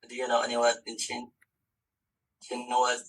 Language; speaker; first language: English; non-native, learner; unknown